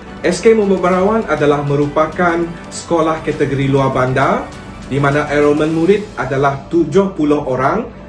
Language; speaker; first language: Malay; non-native, local second language; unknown